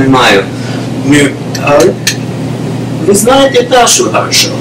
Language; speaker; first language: Russian; non-native, learner; English